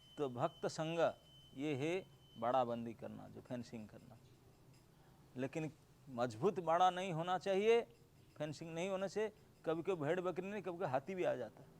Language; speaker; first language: Hindi; non-native, local second language; Bangla